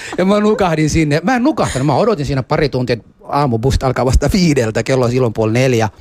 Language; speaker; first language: Finnish; early bilingual, other home language; Somali